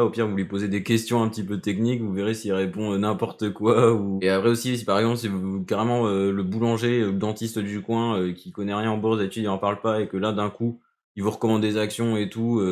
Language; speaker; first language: French; native; French